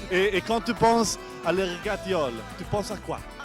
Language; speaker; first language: French; non-native, learner; English